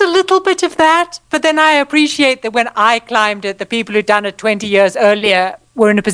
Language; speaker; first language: English; native; English